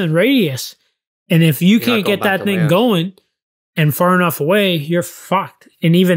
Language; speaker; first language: English; native; English